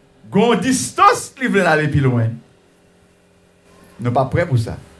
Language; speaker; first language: French; native; French